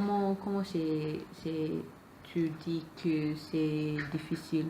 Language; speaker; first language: French; non-native, learner; Malay